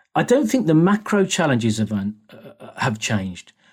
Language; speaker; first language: English; native; English